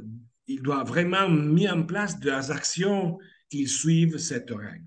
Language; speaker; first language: French; non-native, fluent; Italian